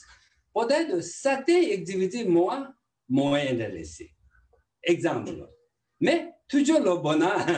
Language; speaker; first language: French; non-native, learner; Tibetan